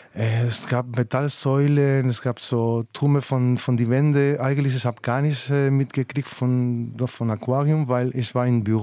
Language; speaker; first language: German; non-native, fluent; Spanish